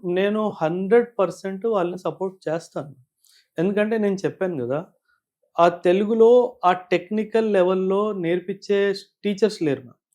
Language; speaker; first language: Telugu; non-native, local second language; Punjabi